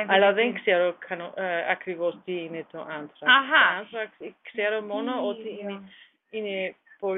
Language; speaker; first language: Greek; non-native, learner; German